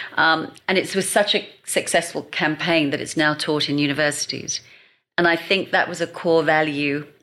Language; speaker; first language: English; native; English